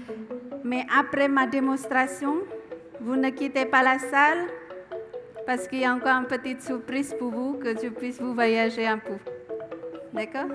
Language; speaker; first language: French; non-native, learner; Indonesian